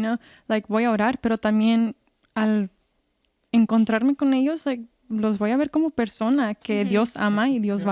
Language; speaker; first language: Spanish; early bilingual, heritage; Spanish